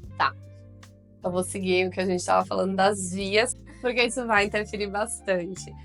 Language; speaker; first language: Portuguese; native; Portuguese